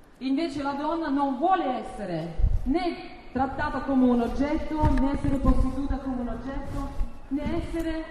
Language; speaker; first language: Italian; non-native, fluent; Russian